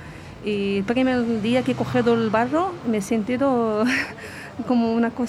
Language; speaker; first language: Spanish; non-native, learner; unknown